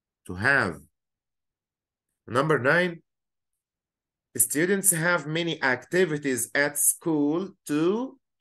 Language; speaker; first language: English; non-native, fluent; Arabic